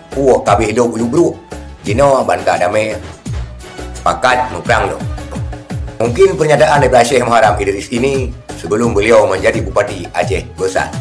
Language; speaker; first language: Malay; non-native, local second language; Achinese